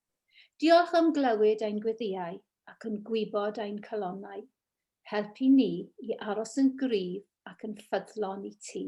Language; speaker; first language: Welsh; non-native, local second language; English